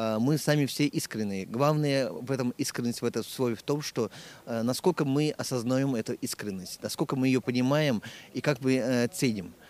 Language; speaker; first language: Russian; non-native, local second language; Tatar